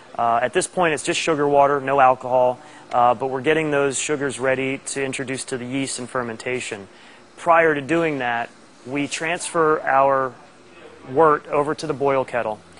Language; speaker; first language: English; native; English